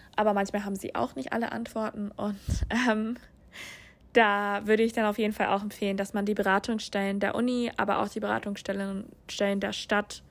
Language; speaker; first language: German; non-native, fluent; English